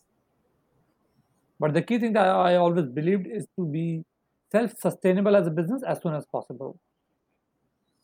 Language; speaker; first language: English; non-native, local second language; Hindi